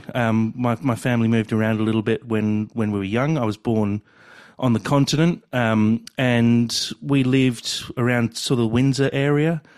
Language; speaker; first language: English; native; English